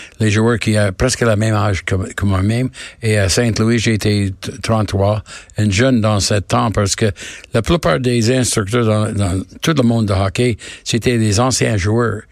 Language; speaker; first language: French; non-native, learner; English